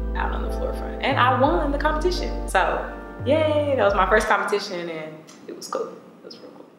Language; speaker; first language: English; native; English